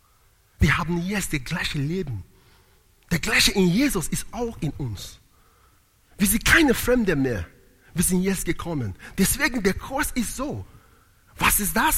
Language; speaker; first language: German; non-native, learner; Italian